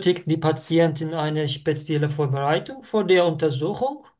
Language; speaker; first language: German; non-native, fluent; Turkish